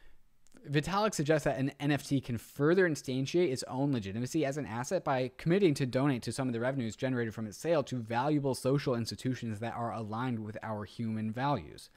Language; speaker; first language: English; native; English